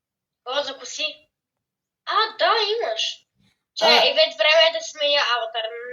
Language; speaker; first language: Bulgarian; native; Bulgarian